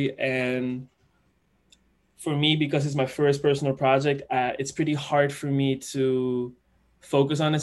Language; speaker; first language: English; non-native, fluent; Dutch